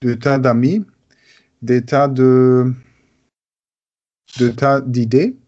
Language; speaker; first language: French; non-native, learner; German